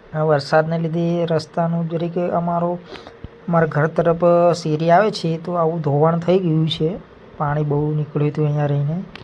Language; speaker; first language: Gujarati; native; Gujarati